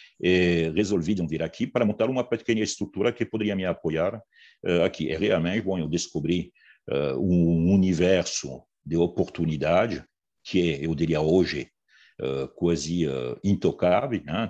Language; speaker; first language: Portuguese; non-native, fluent; French